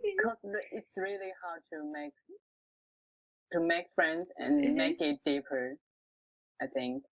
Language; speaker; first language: English; non-native, local second language; Chinese